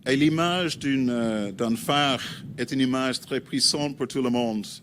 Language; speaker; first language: French; non-native, learner; English